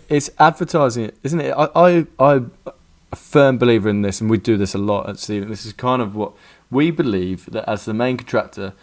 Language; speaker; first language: English; native; English